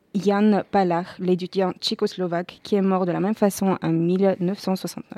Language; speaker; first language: French; non-native, fluent; Spanish